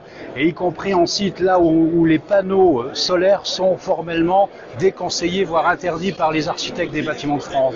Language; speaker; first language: French; native; French